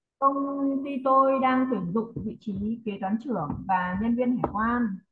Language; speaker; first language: Vietnamese; native; Vietnamese